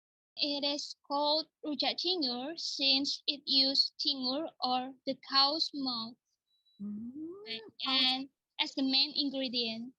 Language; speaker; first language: English; non-native, learner; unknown